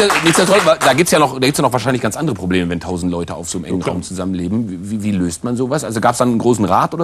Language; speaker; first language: German; native; German